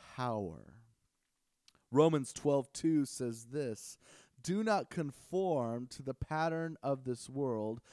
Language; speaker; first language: English; native; English